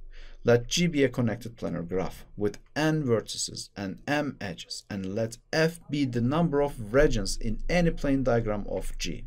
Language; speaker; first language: English; non-native, fluent; Turkish